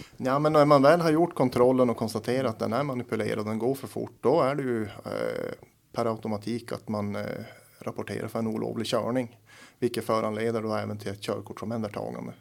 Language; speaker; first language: Swedish; native; Swedish